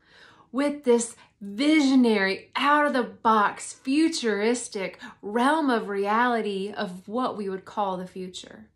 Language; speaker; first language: English; native; English